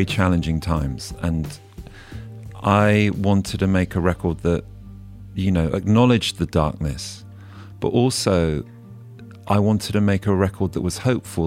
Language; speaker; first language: English; native; English